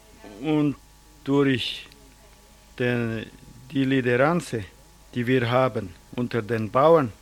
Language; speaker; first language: German; early bilingual, heritage; German